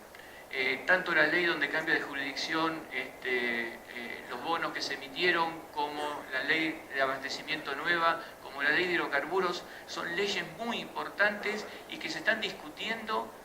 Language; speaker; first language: Spanish; native; Spanish